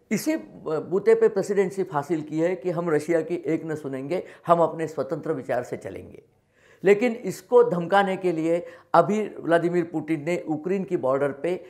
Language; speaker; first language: Hindi; non-native, local second language; Marathi